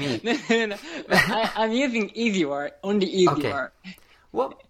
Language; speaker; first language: English; non-native, learner; Japanese